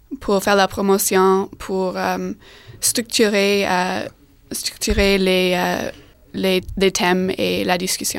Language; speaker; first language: French; non-native, fluent; English